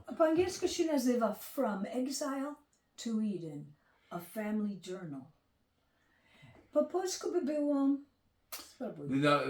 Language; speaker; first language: Polish; early bilingual, heritage; Polish